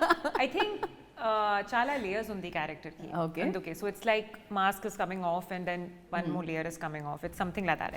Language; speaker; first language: Telugu; non-native, learner; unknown